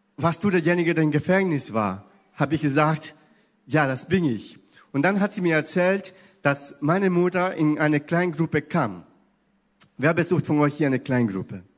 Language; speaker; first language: German; non-native, fluent; Spanish